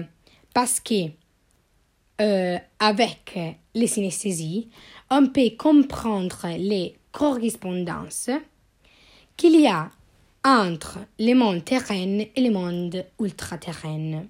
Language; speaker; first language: French; non-native, learner; Italian